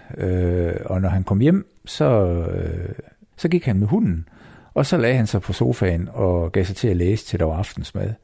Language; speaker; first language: Danish; native; Danish